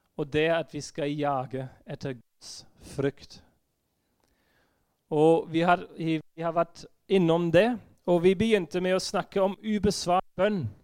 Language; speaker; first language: Norwegian; non-native, fluent; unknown